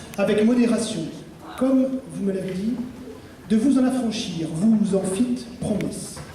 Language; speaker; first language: French; native; French